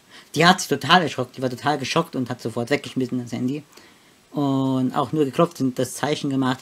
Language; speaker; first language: German; native; German